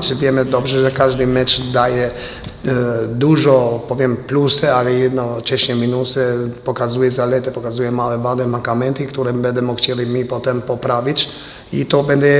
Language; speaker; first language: Polish; non-native, fluent; Albanian